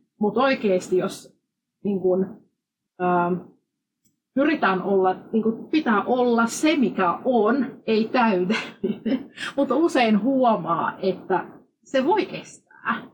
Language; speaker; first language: Finnish; non-native, fluent; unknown